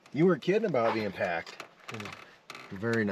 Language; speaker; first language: English; native; English